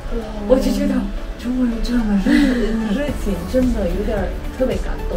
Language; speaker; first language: Chinese; non-native, fluent; Armenian